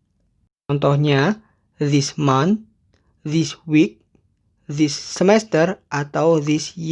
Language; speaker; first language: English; non-native, fluent; Indonesian